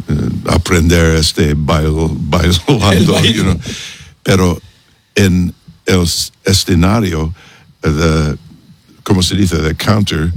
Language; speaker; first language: Spanish; non-native, learner; English